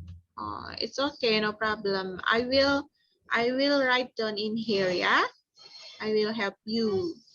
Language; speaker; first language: English; non-native, fluent; Indonesian